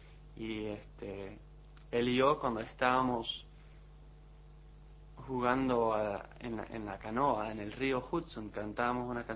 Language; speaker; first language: Spanish; early bilingual, heritage; Spanish